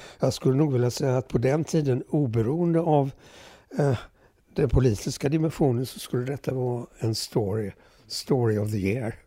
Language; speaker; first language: Swedish; early bilingual, other home language; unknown